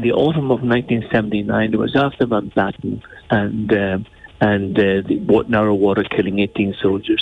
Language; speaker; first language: English; native; English